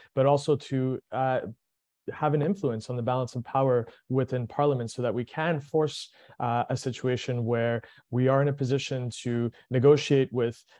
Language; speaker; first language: English; early bilingual, other home language; French